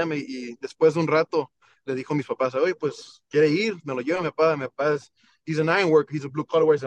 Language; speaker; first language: Spanish; early bilingual, heritage; Spanish